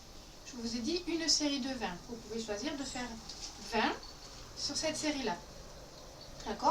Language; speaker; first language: French; native; French